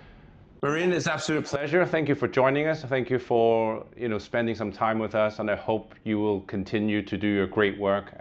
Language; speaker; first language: English; native; English